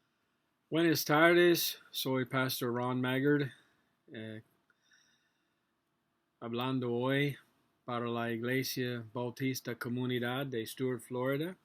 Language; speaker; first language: Spanish; non-native, learner; English